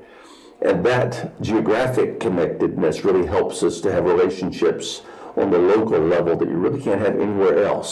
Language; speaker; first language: English; native; English